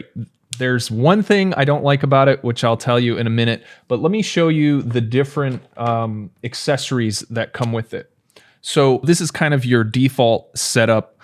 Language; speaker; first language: English; native; English